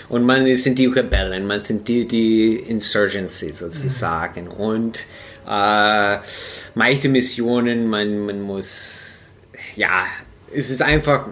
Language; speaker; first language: German; non-native, fluent; English